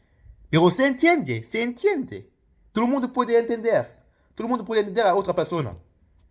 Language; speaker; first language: Spanish; non-native, fluent; Luxembourgish